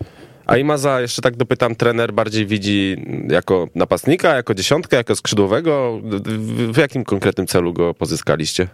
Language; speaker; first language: Polish; native; Polish